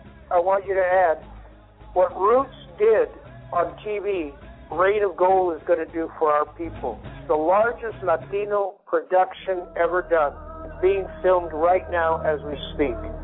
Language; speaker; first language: English; early bilingual, other home language; Spanish